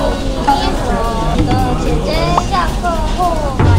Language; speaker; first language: Chinese; non-native, learner; Japanese